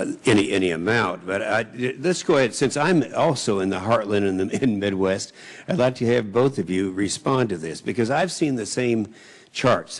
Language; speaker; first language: English; native; English